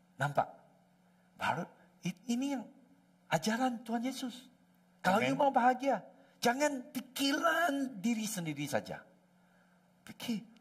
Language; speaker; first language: Malay; non-native, local second language; Chinese